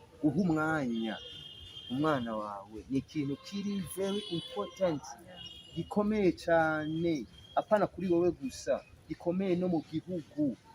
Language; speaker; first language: Rundi; early bilingual, heritage; Rundi